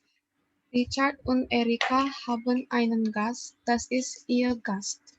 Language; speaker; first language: German; non-native, learner; Indonesian